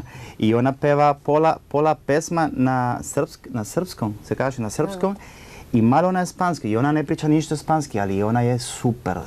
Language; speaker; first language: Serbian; non-native, learner; Spanish